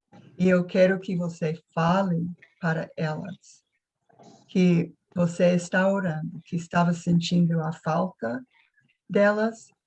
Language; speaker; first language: Portuguese; non-native, fluent; English